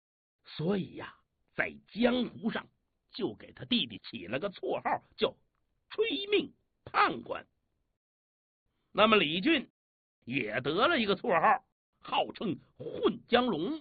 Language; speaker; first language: Chinese; native; Chinese